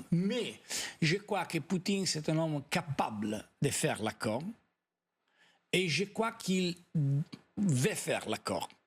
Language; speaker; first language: French; non-native, fluent; Italian